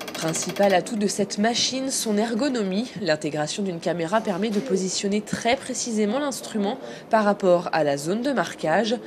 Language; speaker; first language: French; native; French